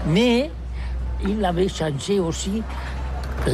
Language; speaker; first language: French; non-native, learner; Catalan